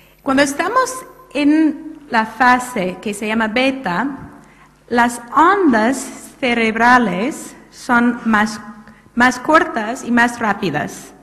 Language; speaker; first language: Spanish; non-native, fluent; English